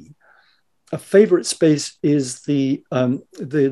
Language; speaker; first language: English; native; English